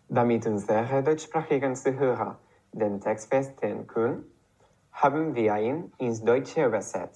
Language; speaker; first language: German; non-native, learner; Spanish